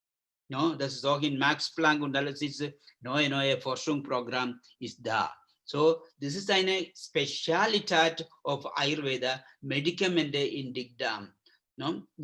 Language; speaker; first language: German; non-native, learner; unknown